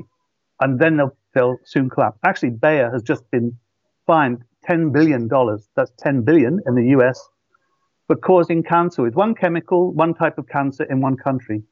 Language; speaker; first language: English; native; English